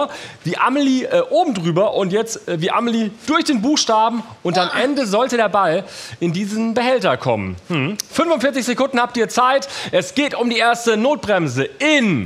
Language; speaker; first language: German; native; German